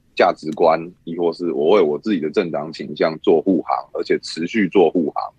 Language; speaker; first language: Chinese; native; Chinese